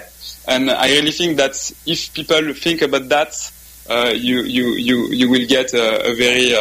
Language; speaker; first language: English; non-native, fluent; French